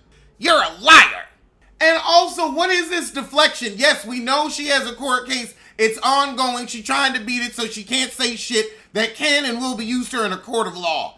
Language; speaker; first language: English; native; English